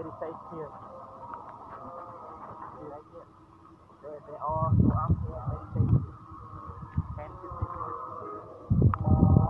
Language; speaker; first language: English; non-native, learner; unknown